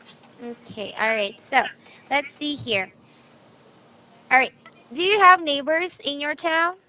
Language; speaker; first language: English; non-native, fluent; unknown